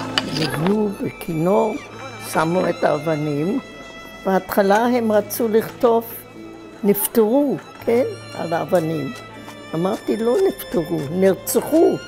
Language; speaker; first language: Hebrew; non-native, fluent; German